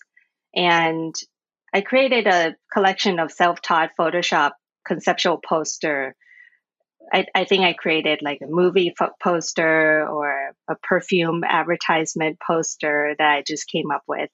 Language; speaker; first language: English; non-native, fluent; Thai